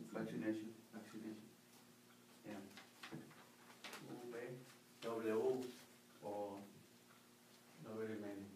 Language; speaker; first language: English; non-native, learner; Spanish